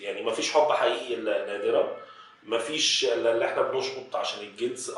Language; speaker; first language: Arabic; native; Arabic